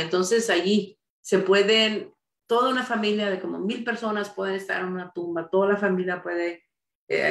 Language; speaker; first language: Spanish; early bilingual, heritage; Spanish